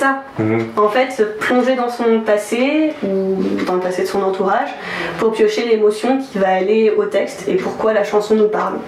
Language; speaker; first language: French; native; French